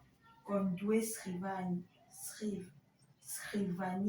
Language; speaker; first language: Italian; non-native, learner; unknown